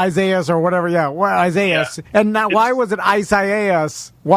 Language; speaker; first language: English; native; English